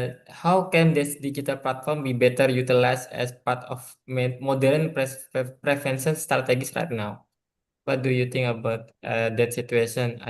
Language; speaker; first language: English; non-native, learner; Indonesian